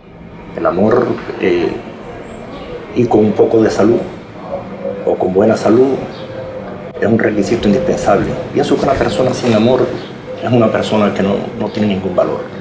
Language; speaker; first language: Spanish; native; Spanish